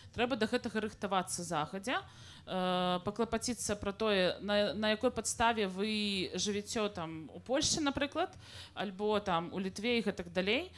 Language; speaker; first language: Belarusian; native; Belarusian